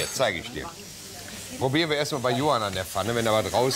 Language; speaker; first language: German; native; German